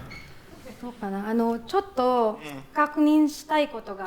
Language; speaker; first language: Japanese; non-native, learner; English